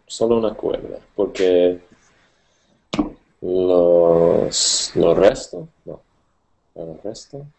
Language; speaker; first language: Spanish; non-native, learner; English